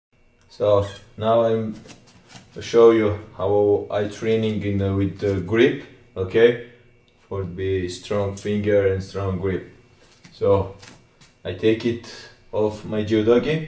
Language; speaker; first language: English; non-native, learner; Greek